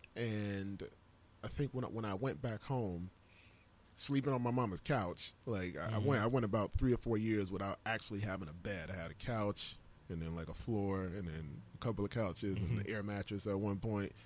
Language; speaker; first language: English; native; English